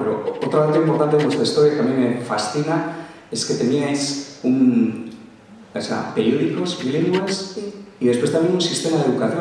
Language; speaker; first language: Spanish; native; Spanish